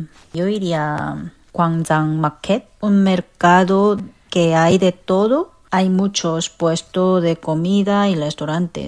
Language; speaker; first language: Spanish; non-native, learner; Korean